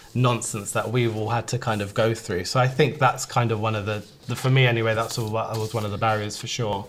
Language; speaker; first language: English; early bilingual, other home language; Urdu